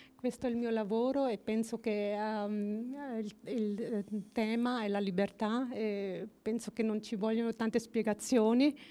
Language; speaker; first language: Italian; non-native, learner; German